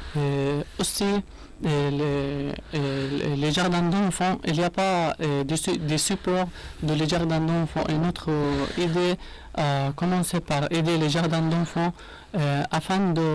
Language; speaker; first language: French; non-native, learner; Arabic